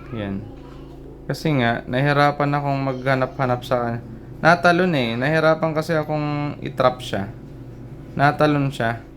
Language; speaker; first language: Filipino; native; Filipino